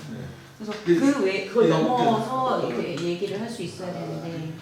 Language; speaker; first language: Korean; native; Korean